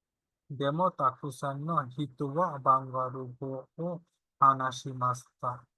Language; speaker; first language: Japanese; non-native, learner; Bangla